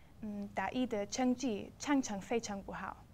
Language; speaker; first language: Chinese; non-native, learner; English